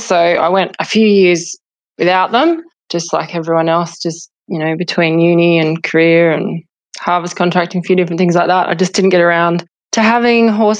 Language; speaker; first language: English; native; English